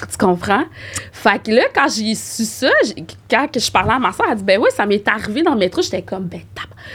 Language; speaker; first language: French; native; French